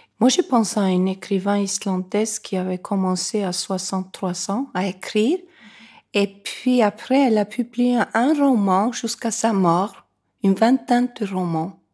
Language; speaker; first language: French; non-native, fluent; Icelandic